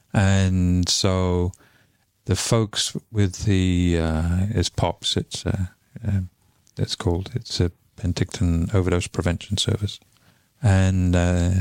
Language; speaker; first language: English; native; English